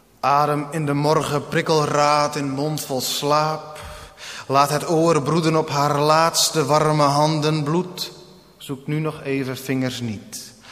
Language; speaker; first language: Dutch; non-native, local second language; Western Frisian